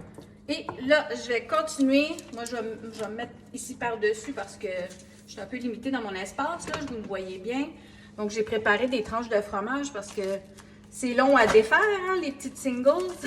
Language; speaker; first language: French; native; French